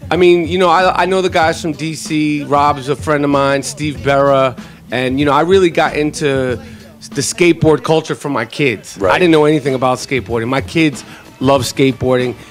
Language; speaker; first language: English; native; English